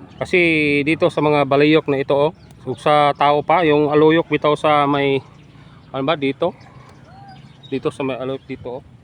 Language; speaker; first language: Filipino; non-native, local second language; Hiligaynon